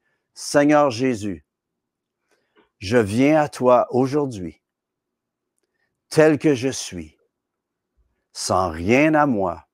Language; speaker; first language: French; native; French